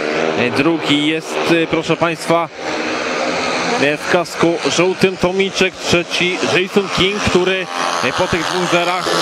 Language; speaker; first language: Polish; native; Polish